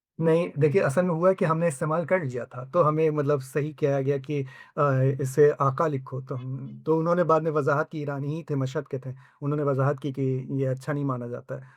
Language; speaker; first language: Hindi; native; Hindi